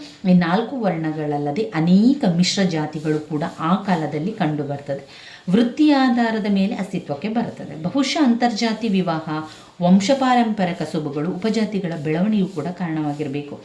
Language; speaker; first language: Kannada; native; Kannada